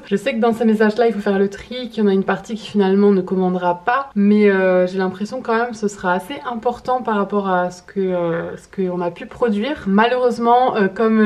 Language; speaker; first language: French; native; French